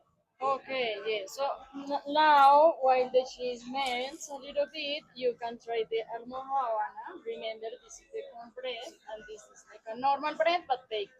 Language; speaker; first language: English; non-native, fluent; Spanish